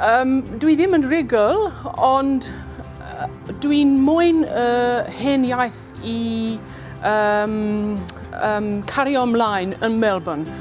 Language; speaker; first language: Welsh; non-native, learner; English